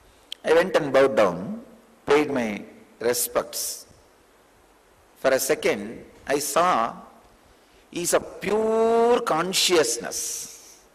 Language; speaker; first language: English; non-native, local second language; Tamil